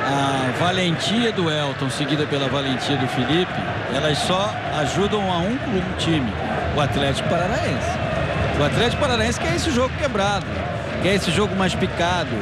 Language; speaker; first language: Portuguese; native; Portuguese